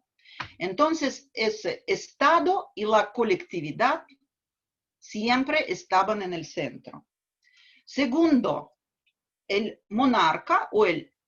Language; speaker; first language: Spanish; non-native, fluent; Russian